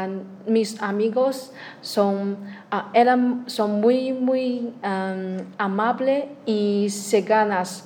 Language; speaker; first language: Spanish; non-native, learner; Chinese